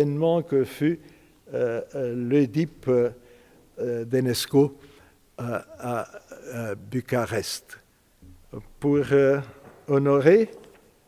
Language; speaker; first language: French; non-native, fluent; Romanian